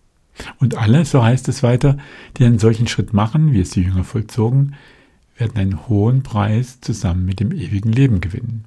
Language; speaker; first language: German; native; German